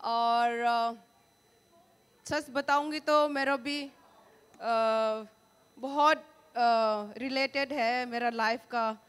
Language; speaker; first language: Hindi; non-native, local second language; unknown